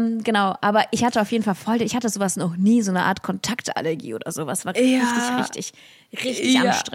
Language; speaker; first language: German; early bilingual, other home language; Russian